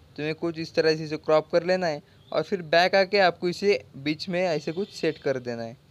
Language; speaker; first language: Hindi; non-native, local second language; Marathi